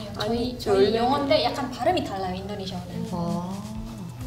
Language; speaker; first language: Korean; non-native, fluent; Indonesian